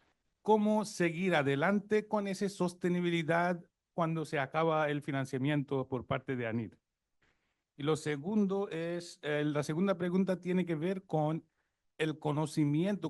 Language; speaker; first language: Spanish; non-native, fluent; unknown